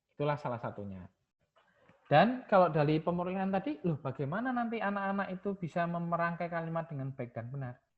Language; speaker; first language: Indonesian; non-native, local second language; Javanese